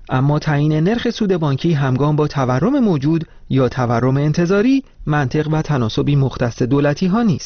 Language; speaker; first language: Persian; native; Persian